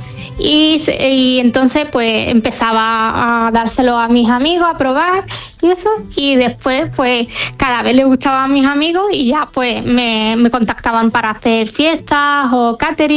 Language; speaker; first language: Spanish; non-native, fluent; Arabic